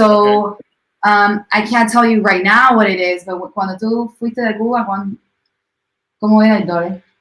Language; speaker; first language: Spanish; early bilingual, other home language; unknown